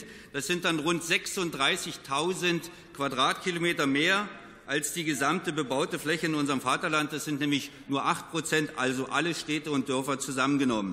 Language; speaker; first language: German; native; German